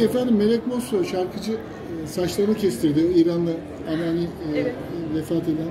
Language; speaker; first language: Turkish; native; Turkish